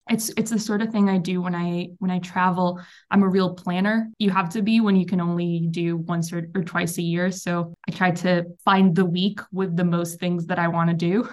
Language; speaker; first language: English; non-native, fluent; Hebrew